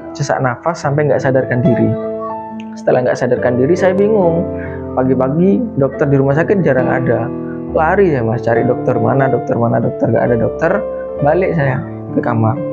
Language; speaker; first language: Indonesian; non-native, local second language; Madurese